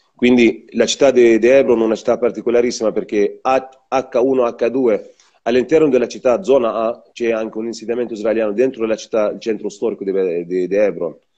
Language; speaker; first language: Italian; non-native, fluent; Arabic